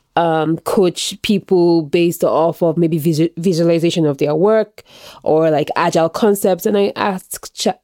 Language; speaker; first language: English; non-native, local second language; Yoruba